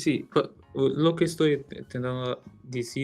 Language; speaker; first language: Spanish; non-native, learner; Portuguese